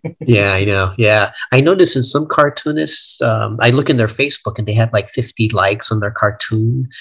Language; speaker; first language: English; native; English